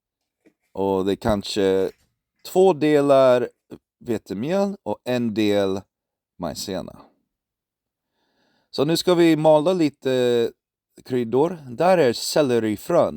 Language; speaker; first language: Swedish; non-native, fluent; English